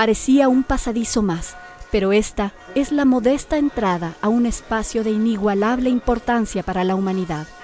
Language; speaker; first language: Spanish; native; Spanish